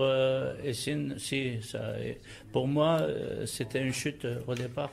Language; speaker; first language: French; non-native, fluent; Turkish